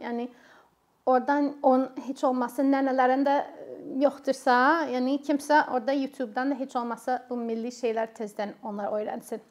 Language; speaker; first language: Azerbaijani; non-native, fluent; English